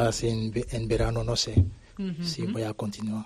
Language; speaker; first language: Spanish; non-native, learner; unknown